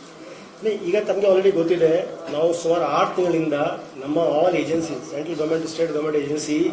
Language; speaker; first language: Kannada; non-native, fluent; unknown